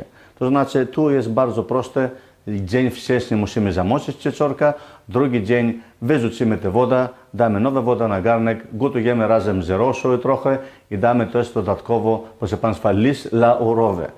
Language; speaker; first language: Polish; non-native, learner; Greek